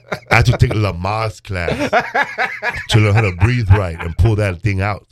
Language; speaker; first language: English; early bilingual, other home language; Spanish